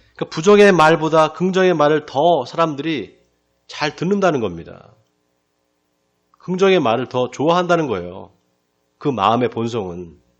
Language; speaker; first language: Korean; native; Korean